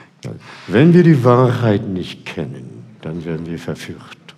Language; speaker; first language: German; non-native, fluent; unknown